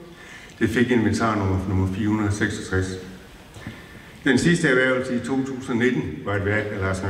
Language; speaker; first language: Danish; native; Danish